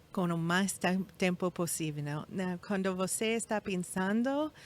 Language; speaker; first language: Portuguese; non-native, fluent; English